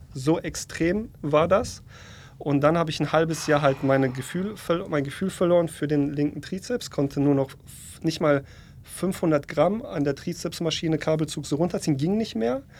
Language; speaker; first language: German; early bilingual, other home language; Polish